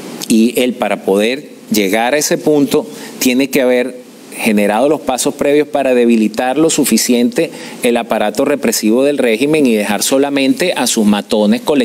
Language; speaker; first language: Spanish; native; Spanish